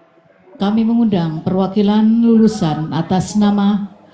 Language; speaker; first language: Indonesian; native; Indonesian